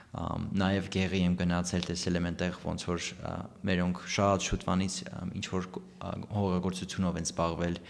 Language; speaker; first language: Armenian; early bilingual, heritage; Armenian